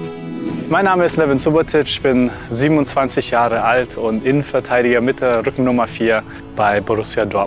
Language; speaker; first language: German; early bilingual, other home language; Serbian